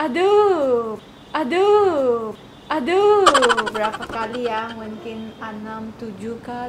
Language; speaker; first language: Indonesian; non-native, fluent; Manipuri